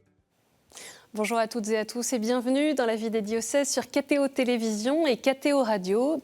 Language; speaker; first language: French; native; French